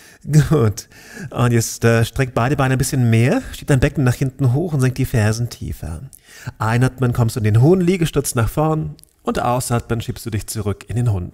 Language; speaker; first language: German; native; German